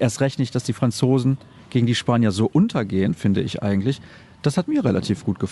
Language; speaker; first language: German; native; German